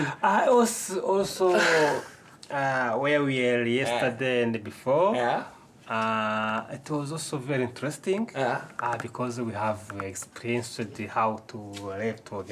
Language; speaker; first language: English; non-native, local second language; Arabic